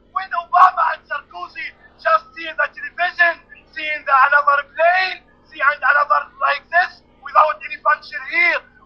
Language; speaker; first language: English; non-native, learner; Arabic